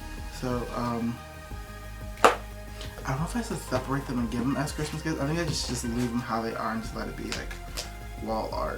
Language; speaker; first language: English; native; English